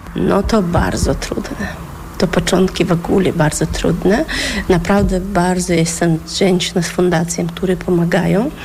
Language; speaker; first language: Polish; non-native, fluent; Chechen